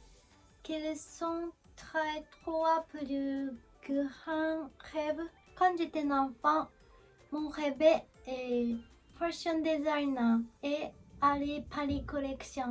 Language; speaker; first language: French; non-native, learner; Japanese